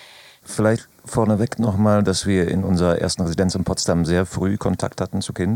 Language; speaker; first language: German; native; German